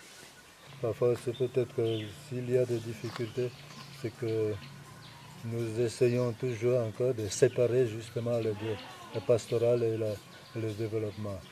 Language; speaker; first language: French; non-native, fluent; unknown